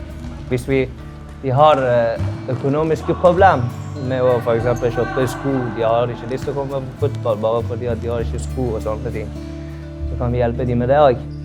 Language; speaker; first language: Norwegian; non-native, fluent; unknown